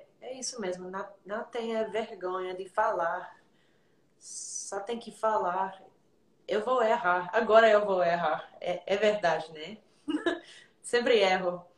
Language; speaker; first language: Portuguese; non-native, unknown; English